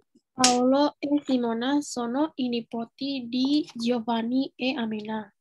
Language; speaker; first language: Italian; non-native, learner; Indonesian